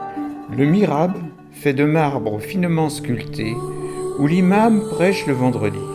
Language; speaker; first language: French; native; French